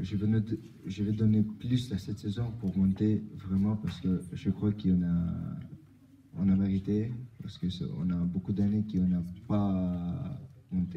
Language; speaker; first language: French; non-native, learner; Albanian